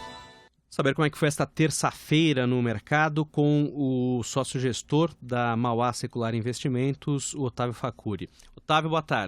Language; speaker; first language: Portuguese; native; Portuguese